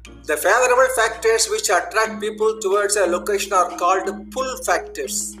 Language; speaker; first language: English; non-native, local second language; Tamil